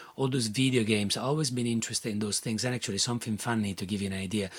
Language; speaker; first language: English; non-native, fluent; Italian